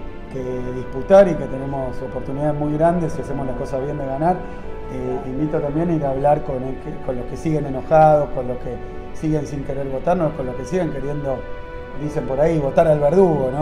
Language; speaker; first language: Spanish; native; Spanish